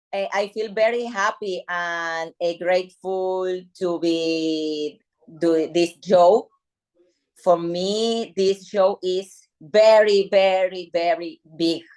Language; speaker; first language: English; non-native, learner; Spanish